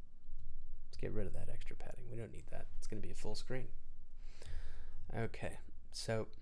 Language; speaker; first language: English; native; English